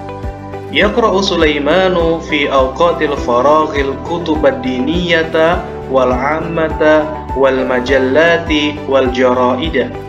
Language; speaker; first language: Arabic; non-native, fluent; Indonesian